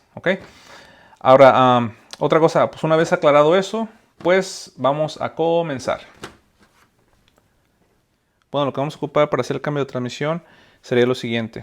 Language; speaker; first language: Spanish; native; Spanish